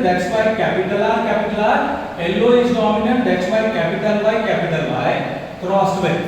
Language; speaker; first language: English; non-native, local second language; Hindi